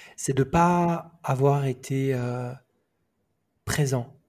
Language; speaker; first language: French; native; French